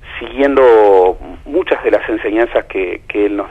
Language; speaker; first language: Spanish; native; Spanish